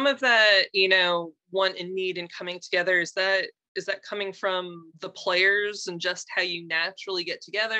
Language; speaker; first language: English; native; English